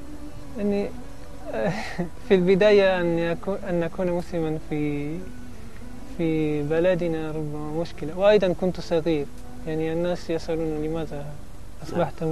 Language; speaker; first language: Arabic; non-native, learner; Italian